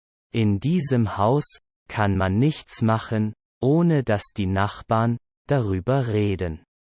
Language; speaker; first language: German; non-native, learner; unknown